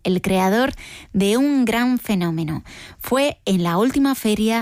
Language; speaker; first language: Spanish; native; Spanish